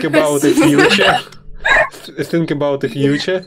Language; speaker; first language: English; non-native, learner; Russian